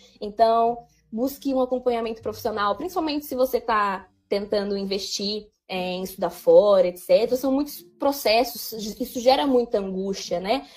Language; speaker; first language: Portuguese; native; Portuguese